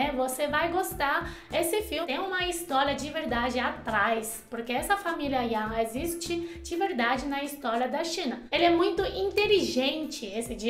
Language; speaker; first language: Portuguese; non-native, fluent; Chinese